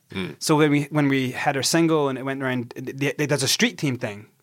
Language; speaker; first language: English; native; English